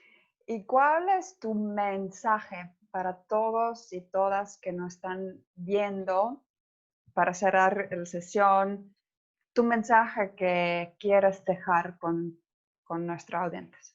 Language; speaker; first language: Spanish; non-native, fluent; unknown